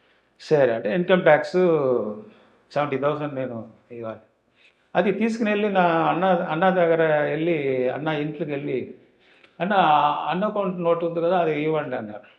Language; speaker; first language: Telugu; non-native, learner; Tamil